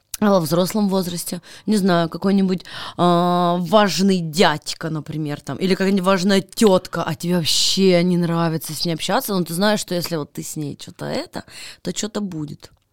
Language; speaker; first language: Russian; native; Russian